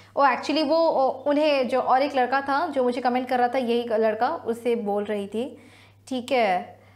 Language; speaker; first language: Hindi; non-native, local second language; Sadri